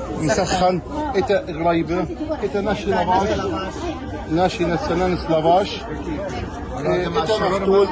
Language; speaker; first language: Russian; non-native, learner; Arabic